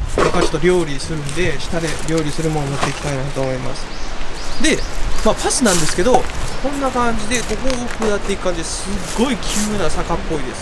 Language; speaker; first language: Japanese; native; Japanese